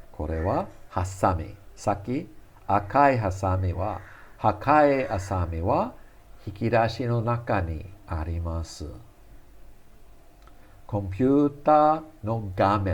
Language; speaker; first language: Japanese; non-native, fluent; English